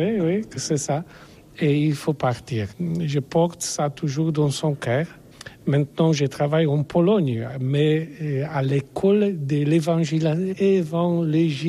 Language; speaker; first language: French; non-native, learner; Polish